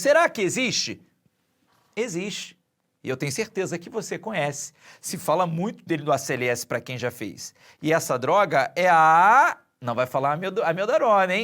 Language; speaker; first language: Portuguese; native; Portuguese